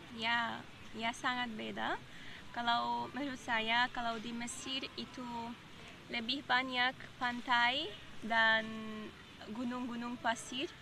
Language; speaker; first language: Indonesian; non-native, fluent; Arabic